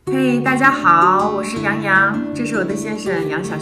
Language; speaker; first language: Chinese; native; Chinese